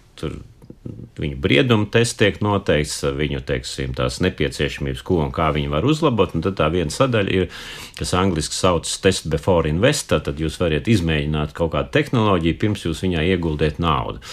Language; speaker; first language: Latvian; native; Latvian